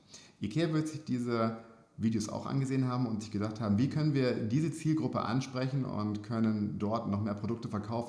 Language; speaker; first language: German; native; German